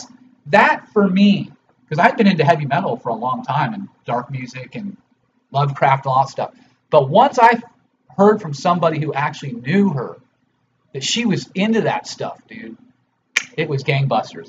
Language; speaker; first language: English; native; English